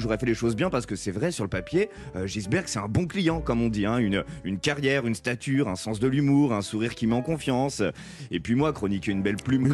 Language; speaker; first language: French; native; French